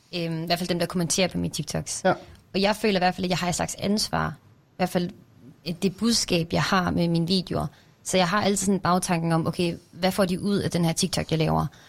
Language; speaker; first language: Danish; native; Danish